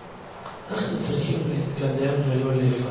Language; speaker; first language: Hebrew; non-native, fluent; Russian